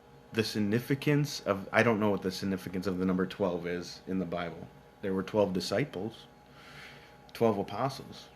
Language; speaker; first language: English; native; English